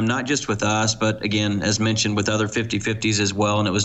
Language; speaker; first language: English; native; English